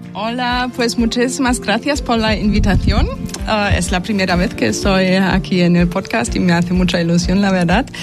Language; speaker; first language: Spanish; non-native, fluent; German